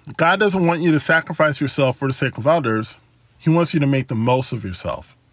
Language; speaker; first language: English; native; English